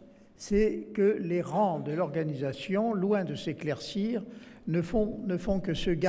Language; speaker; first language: French; native; French